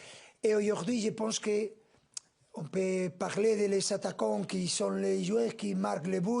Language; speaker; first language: French; non-native, fluent; Spanish